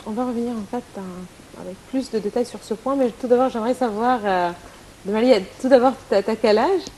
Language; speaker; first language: French; non-native, fluent; Greek